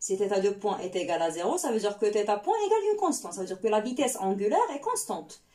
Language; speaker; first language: French; non-native, local second language; Arabic